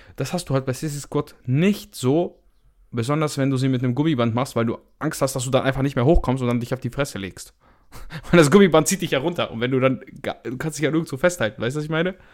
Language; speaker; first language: German; early bilingual, other home language; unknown